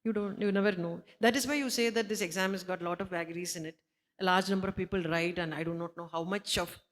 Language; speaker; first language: English; non-native, local second language; Malayalam